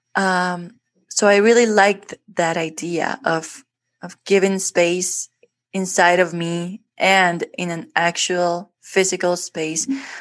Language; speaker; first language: English; non-native, fluent; Spanish